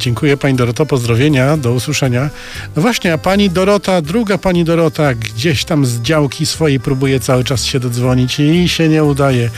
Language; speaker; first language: Polish; native; Polish